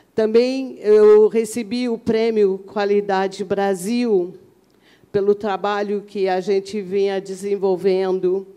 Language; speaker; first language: Portuguese; early bilingual, other home language; Arabic